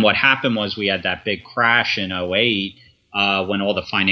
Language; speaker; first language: English; native; English